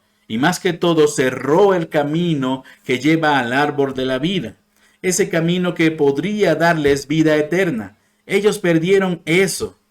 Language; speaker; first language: Spanish; non-native, fluent; English